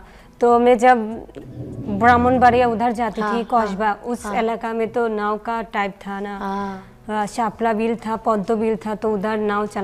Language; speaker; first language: Hindi; non-native, learner; Bangla